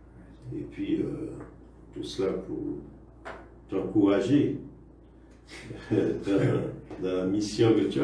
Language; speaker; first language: French; native; French